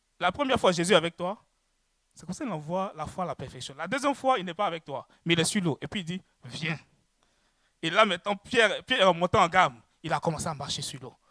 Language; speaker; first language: French; native; French